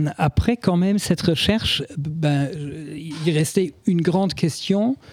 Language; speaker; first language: French; non-native, fluent; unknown